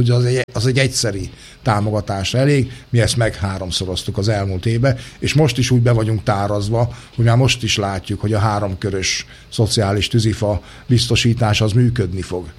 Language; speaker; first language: Hungarian; native; Hungarian